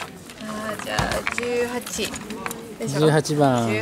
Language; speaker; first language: Japanese; non-native, learner; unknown